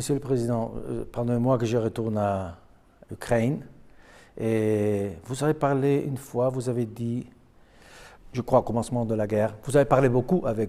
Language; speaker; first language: French; non-native, fluent; Spanish